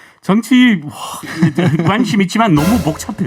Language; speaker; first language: Korean; non-native, learner; English